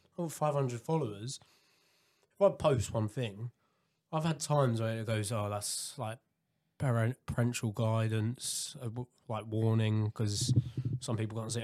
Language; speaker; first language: English; native; English